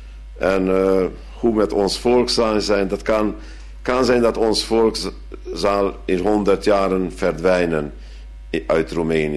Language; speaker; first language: Dutch; non-native, fluent; Hungarian